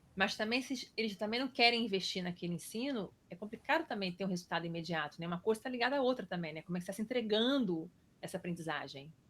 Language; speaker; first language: Portuguese; native; Portuguese